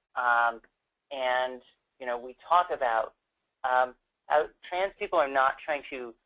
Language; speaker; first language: English; native; English